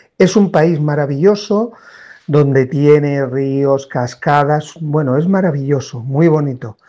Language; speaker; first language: Spanish; native; Spanish